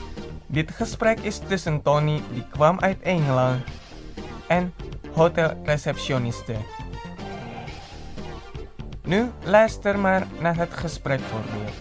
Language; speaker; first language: Dutch; non-native, learner; Indonesian